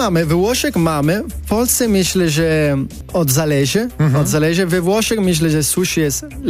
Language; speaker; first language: Polish; non-native, learner; Italian